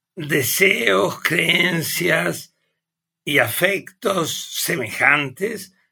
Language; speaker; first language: Spanish; native; Spanish